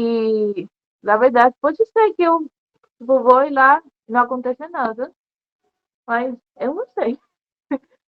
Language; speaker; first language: Portuguese; non-native, learner; Spanish